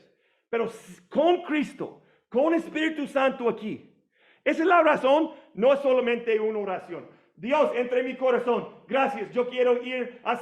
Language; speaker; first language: Spanish; non-native, fluent; English